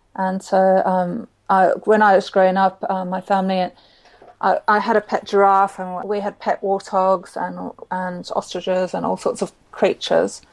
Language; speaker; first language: English; native; English